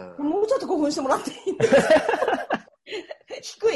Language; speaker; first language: Japanese; native; Japanese